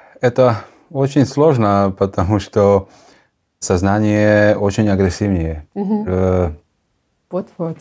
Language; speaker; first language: Russian; non-native, learner; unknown